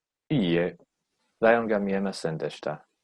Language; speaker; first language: Japanese; non-native, learner; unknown